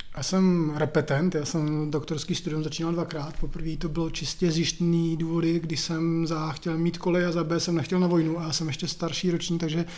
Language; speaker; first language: Czech; native; Czech